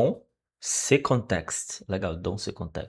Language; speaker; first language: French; non-native, learner; Portuguese